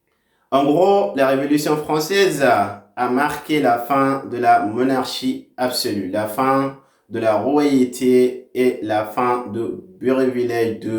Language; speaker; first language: French; non-native, fluent; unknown